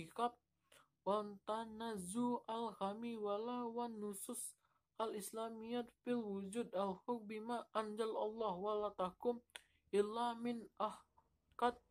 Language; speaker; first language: Arabic; non-native, learner; Indonesian